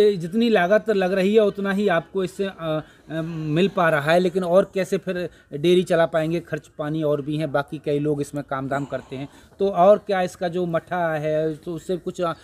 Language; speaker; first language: Hindi; native; Hindi